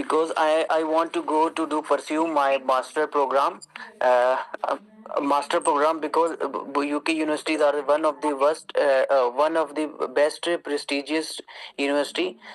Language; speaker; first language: English; non-native, learner; Urdu